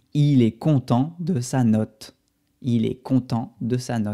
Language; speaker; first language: French; non-native, fluent; Spanish